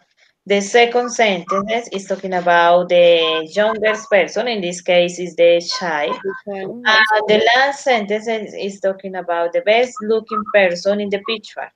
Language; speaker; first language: English; non-native, learner; Spanish